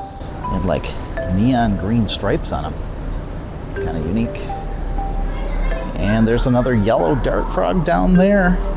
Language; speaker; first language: English; native; English